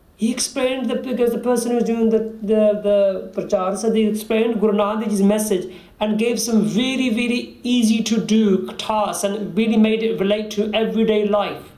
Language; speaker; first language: English; early bilingual, other home language; Punjabi